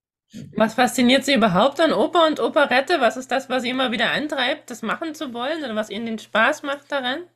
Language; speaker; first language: German; native; German